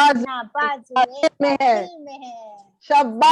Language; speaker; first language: Hindi; native; Hindi